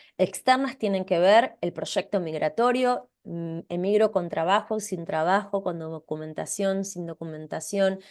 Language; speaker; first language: Spanish; native; Spanish